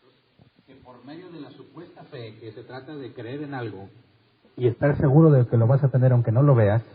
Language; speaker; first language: Spanish; native; Spanish